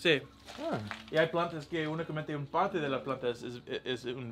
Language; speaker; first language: Spanish; non-native, learner; English